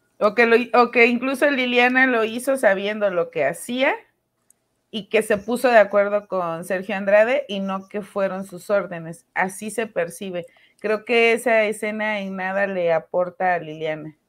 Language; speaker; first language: Spanish; native; Spanish